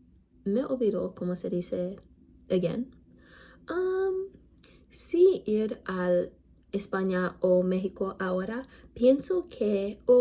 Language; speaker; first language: Spanish; non-native, learner; English